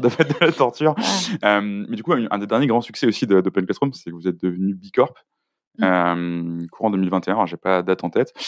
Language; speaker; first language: French; native; French